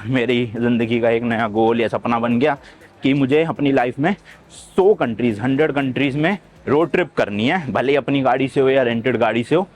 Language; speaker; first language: Hindi; native; Hindi